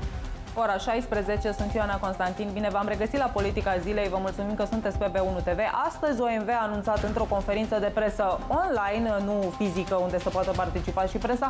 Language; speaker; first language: Romanian; native; Romanian